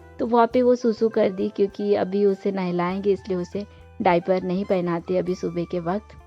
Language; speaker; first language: Hindi; non-native, local second language; Bangla